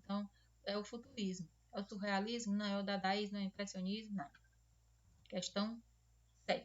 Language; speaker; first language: Portuguese; native; Portuguese